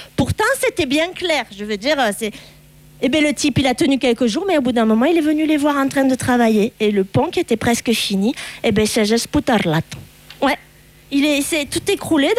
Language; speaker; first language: French; native; French